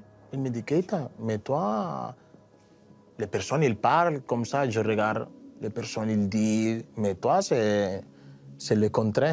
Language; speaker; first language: French; non-native, fluent; Spanish